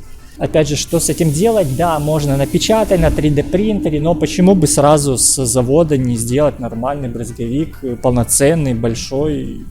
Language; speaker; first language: Russian; native; Russian